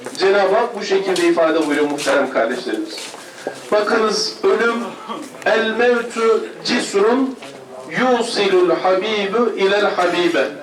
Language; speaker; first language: Turkish; native; Turkish